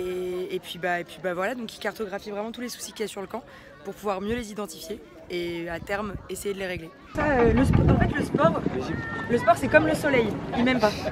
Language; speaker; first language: French; native; French